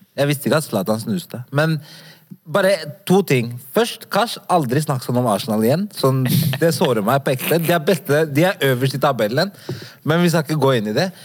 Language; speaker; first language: Norwegian; early bilingual, other home language; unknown